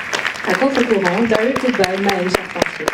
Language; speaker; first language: French; native; French